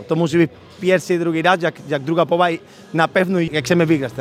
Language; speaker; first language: Polish; non-native, learner; Spanish